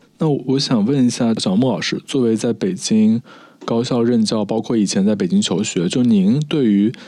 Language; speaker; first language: Chinese; native; Chinese